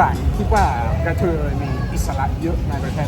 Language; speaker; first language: Thai; non-native, learner; English